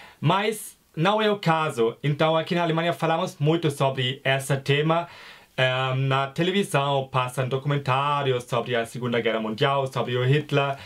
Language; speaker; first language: Portuguese; non-native, fluent; German